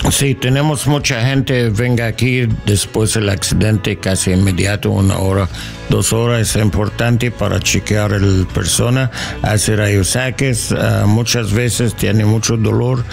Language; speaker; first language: Spanish; non-native, learner; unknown